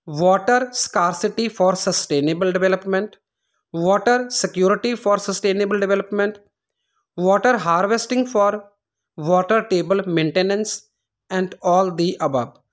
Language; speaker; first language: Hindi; non-native, local second language; Punjabi